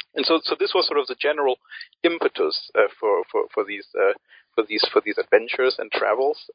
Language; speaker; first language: English; early bilingual, other home language; German